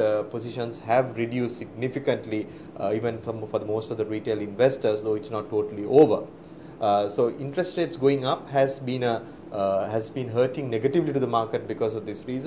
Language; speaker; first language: English; non-native, local second language; Sinhala